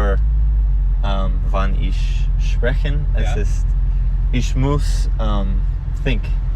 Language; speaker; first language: German; non-native, learner; English